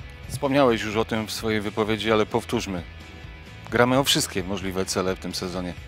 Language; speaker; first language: Polish; native; Polish